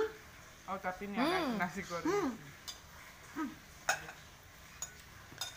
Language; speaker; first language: Indonesian; non-native, learner; Spanish